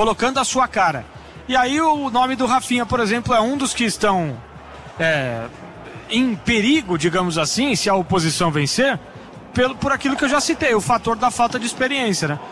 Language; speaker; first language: Portuguese; native; Portuguese